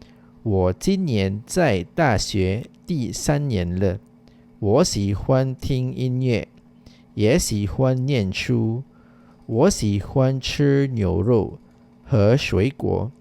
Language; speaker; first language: Chinese; non-native, fluent; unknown